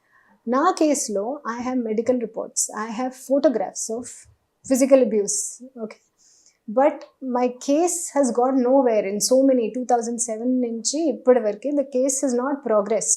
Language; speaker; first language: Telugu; non-native, learner; Hindi